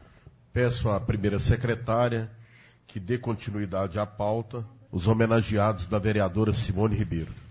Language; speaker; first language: Portuguese; native; Portuguese